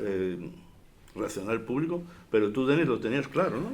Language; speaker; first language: Spanish; native; Spanish